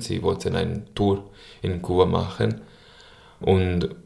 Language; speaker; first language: German; non-native, learner; Spanish